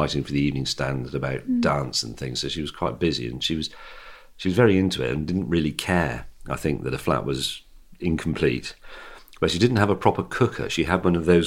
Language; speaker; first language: English; native; English